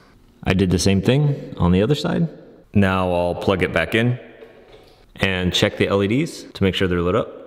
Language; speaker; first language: English; native; English